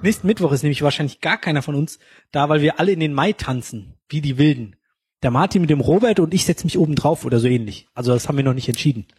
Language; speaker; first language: German; native; German